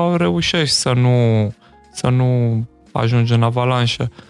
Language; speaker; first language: Romanian; native; Romanian